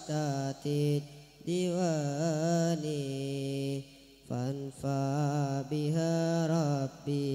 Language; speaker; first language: Arabic; non-native, learner; Madurese